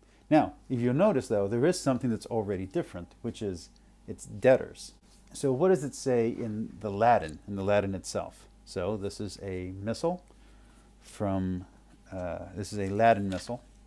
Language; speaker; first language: English; native; English